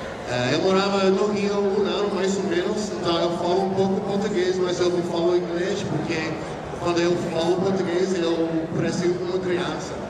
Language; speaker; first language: Portuguese; non-native, learner; English